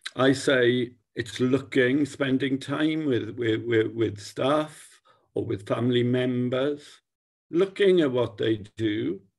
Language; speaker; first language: English; native; English